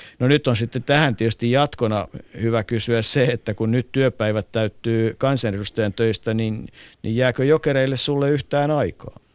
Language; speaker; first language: Finnish; native; Finnish